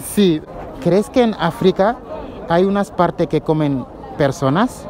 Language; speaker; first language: Spanish; non-native, fluent; Wolof